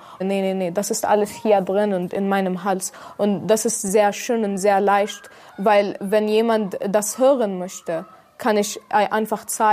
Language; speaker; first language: German; non-native, fluent; Arabic